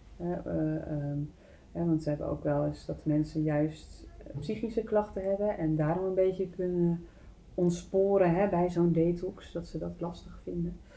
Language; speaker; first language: Dutch; native; Dutch